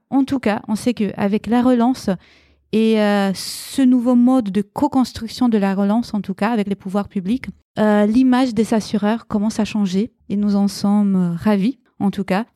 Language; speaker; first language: French; early bilingual, other home language; Romanian